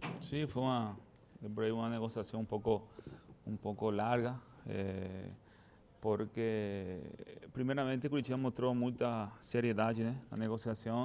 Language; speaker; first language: Portuguese; non-native, fluent; Spanish